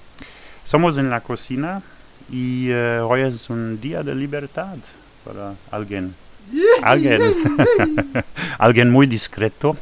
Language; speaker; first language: Spanish; non-native, fluent; French